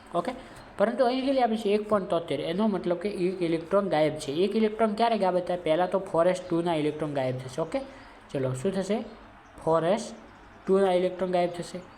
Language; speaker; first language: Gujarati; non-native, local second language; Marwari